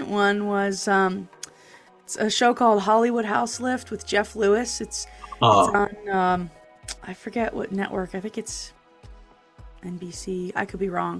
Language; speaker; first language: English; native; English